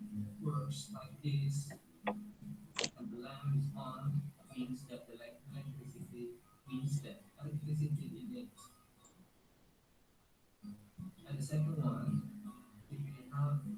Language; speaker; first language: English; non-native, fluent; Indonesian